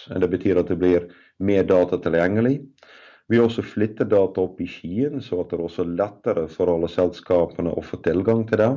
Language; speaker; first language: Norwegian; non-native, fluent; Dutch